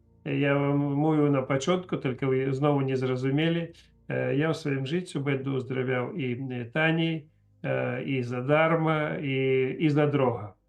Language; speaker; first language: Polish; non-native, learner; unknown